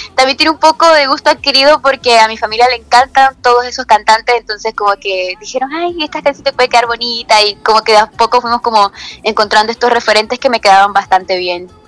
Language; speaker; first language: Spanish; native; Spanish